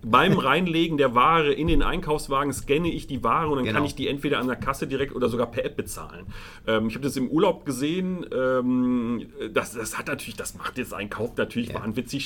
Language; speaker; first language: German; native; German